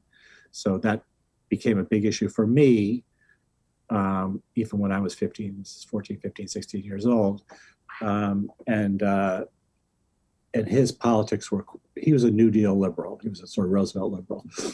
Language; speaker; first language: English; native; English